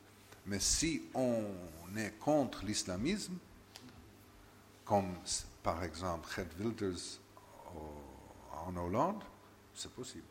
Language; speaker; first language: French; non-native, fluent; English